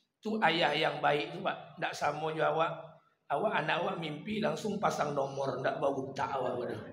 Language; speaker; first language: Malay; non-native, local second language; Minangkabau